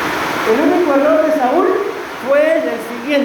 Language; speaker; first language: Spanish; native; Spanish